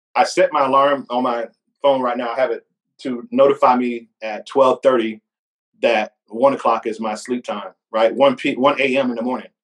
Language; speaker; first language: English; native; English